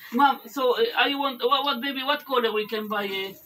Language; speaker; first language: English; non-native, learner; Hebrew